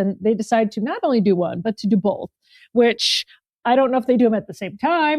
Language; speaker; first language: English; native; English